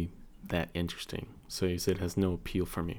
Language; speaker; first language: English; native; English